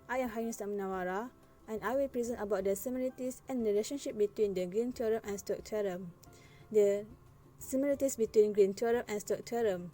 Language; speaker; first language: English; non-native, local second language; Malay